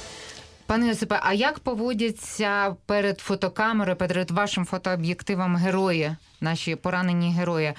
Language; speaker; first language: Ukrainian; native; Ukrainian